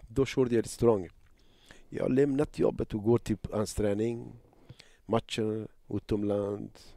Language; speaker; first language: Swedish; non-native, learner; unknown